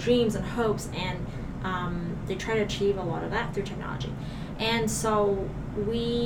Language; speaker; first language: English; non-native, local second language; Cantonese